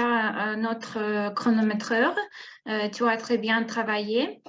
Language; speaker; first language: French; non-native, fluent; Russian